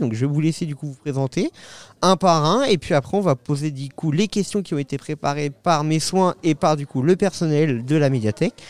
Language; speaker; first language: French; native; French